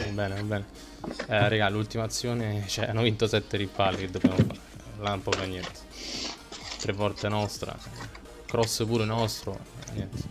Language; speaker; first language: Italian; native; Italian